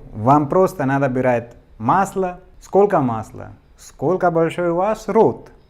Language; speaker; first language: Russian; non-native, learner; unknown